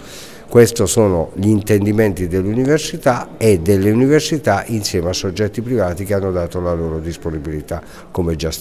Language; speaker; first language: Italian; native; Italian